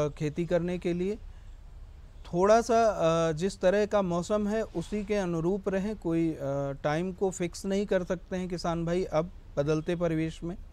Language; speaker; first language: Hindi; native; Hindi